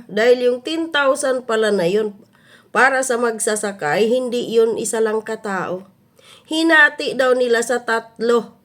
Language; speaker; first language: Filipino; non-native, local second language; Cebuano